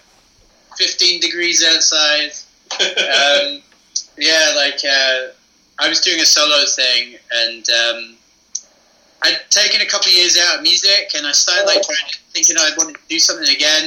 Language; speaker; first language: English; native; English